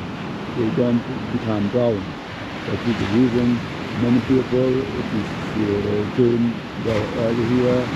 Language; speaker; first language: English; non-native, learner; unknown